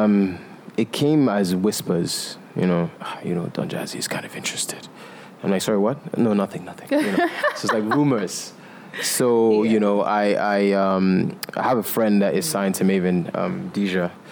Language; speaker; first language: English; non-native, local second language; Yoruba